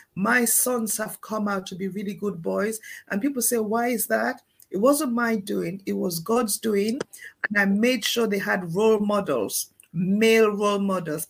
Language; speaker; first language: English; non-native, local second language; Krio